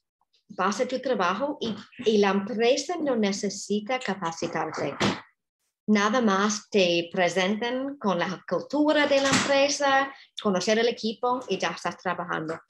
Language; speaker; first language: Spanish; non-native, fluent; English